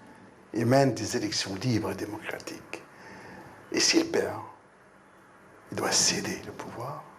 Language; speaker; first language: French; non-native, local second language; Arabic